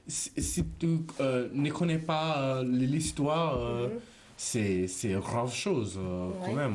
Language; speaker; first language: French; non-native, learner; English